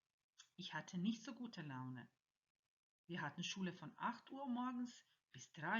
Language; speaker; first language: German; non-native, fluent; Croatian